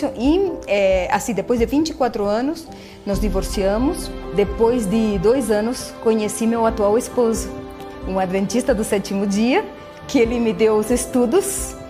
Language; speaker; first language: Portuguese; non-native, fluent; Spanish